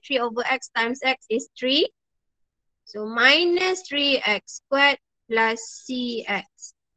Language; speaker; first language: English; non-native, local second language; Malay